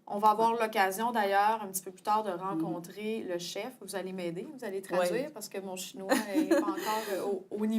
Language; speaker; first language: French; native; French